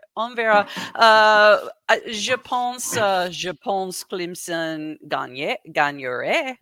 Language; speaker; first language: French; non-native, learner; English